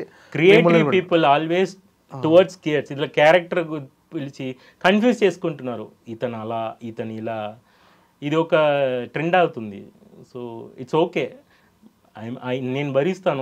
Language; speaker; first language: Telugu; non-native, fluent; Tamil